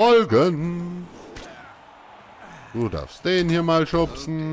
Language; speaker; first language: German; native; German